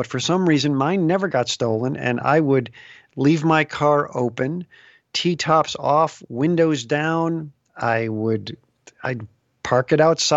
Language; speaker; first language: English; native; English